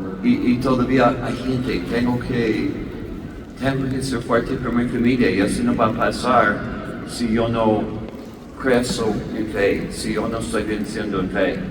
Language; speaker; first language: Spanish; non-native, learner; English